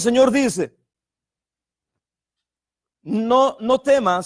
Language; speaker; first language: Spanish; native; Spanish